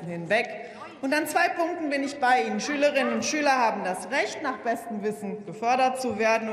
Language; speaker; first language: German; native; German